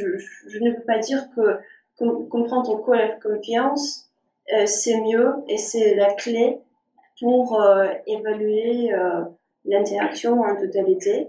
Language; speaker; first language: French; non-native, fluent; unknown